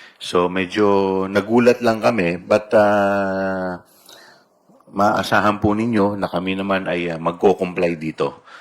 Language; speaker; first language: Filipino; native; Filipino